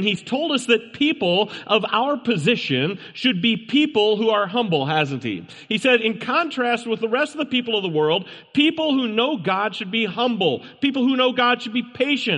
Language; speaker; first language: English; native; English